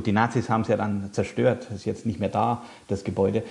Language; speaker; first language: German; native; German